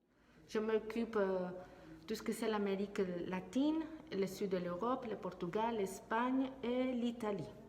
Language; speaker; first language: French; non-native, fluent; Spanish